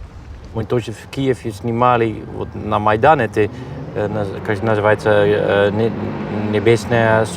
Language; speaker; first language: Russian; non-native, fluent; Dutch